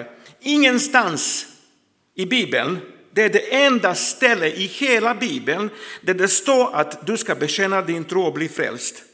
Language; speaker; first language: Swedish; non-native, fluent; Croatian